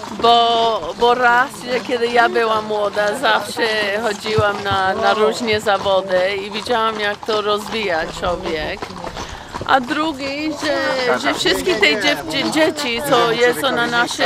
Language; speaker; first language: Polish; non-native, learner; English